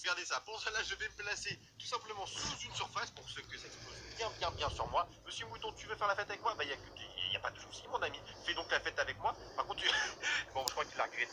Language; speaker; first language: French; native; French